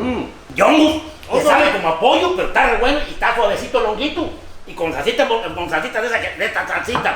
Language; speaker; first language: Spanish; native; Spanish